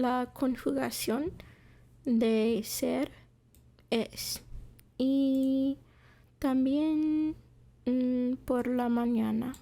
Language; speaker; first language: Spanish; non-native, fluent; English